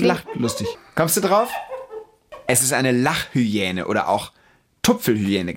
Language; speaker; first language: German; native; German